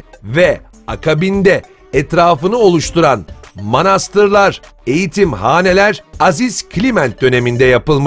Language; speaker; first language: Turkish; native; Turkish